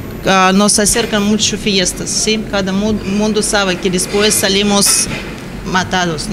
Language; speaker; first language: Spanish; non-native, learner; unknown